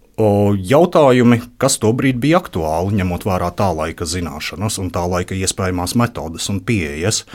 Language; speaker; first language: Latvian; native; Latvian